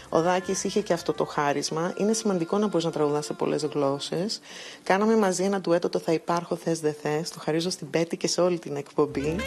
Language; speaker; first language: Greek; early bilingual, other home language; English